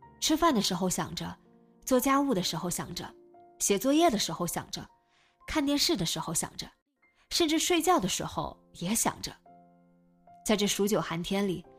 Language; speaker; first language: Chinese; native; Chinese